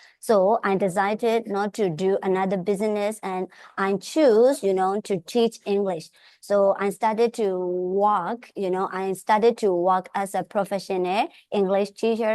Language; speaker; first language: English; non-native, fluent; Burmese